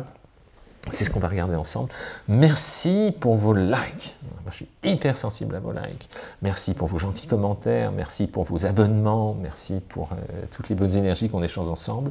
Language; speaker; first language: French; native; French